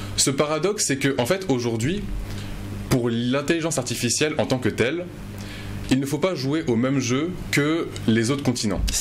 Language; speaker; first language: French; non-native, local second language; Mossi